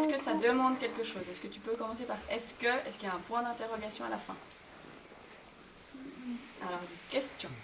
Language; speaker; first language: French; native; French